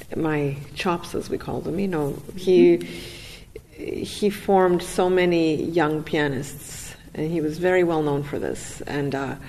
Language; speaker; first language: English; non-native, fluent; Russian